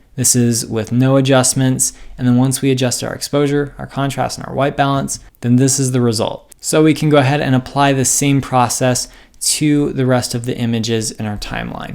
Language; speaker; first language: English; native; English